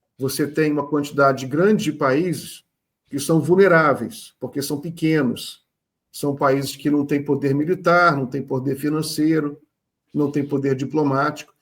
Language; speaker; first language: Portuguese; native; Portuguese